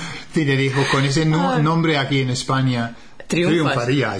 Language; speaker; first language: Spanish; non-native, fluent; English